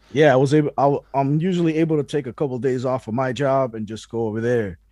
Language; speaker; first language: English; early bilingual, other home language; Spanish